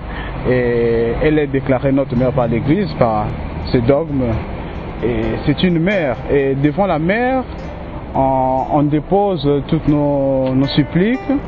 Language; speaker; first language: French; non-native, local second language; Kongo